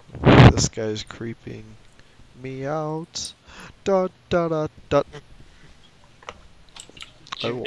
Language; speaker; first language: English; native; English